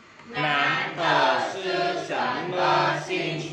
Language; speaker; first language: Chinese; non-native, learner; Vietnamese